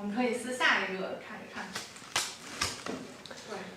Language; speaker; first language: Chinese; native; Chinese